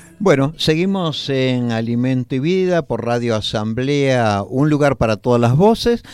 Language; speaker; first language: Spanish; native; Spanish